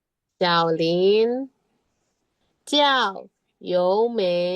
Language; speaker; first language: Chinese; non-native, learner; Indonesian